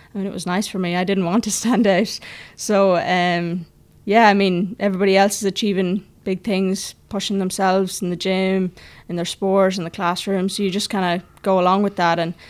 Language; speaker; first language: English; native; English